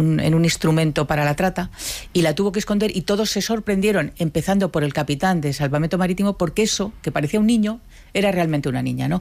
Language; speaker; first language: Spanish; native; Spanish